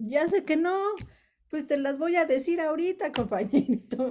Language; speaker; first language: Spanish; native; Spanish